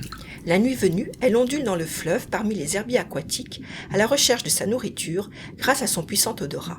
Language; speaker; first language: French; native; French